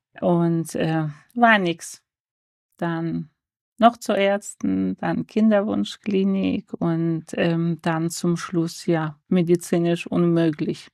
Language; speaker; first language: German; early bilingual, other home language; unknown